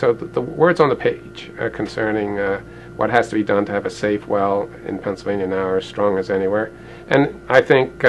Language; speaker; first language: English; native; English